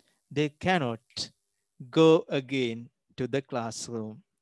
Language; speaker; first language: English; non-native, local second language; Sinhala